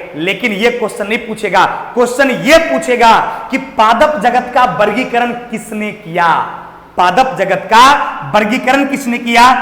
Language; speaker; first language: Hindi; native; Hindi